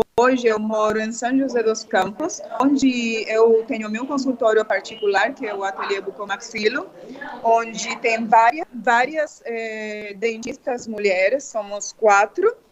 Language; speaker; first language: Portuguese; non-native, fluent; Spanish